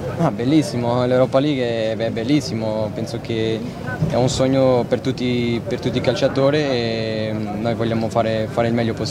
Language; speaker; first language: Italian; non-native, fluent; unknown